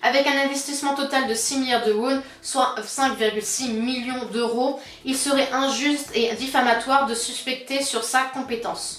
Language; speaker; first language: French; native; French